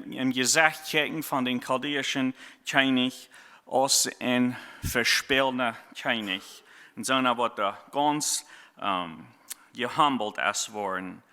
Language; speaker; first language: German; non-native, learner; Plautdietsch